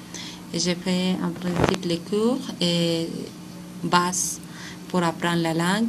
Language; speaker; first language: French; non-native, learner; Spanish